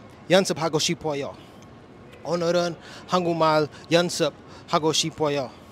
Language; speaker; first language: Korean; non-native, learner; English